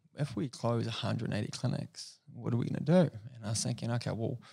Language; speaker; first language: English; native; English